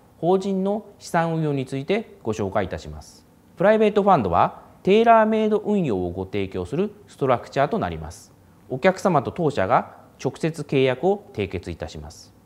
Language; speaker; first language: Japanese; native; Japanese